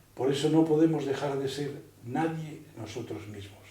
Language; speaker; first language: Spanish; native; Spanish